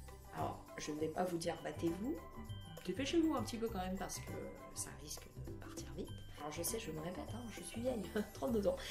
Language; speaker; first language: French; native; French